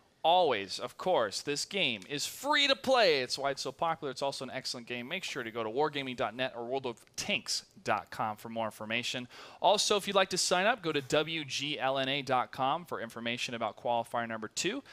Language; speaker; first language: English; native; English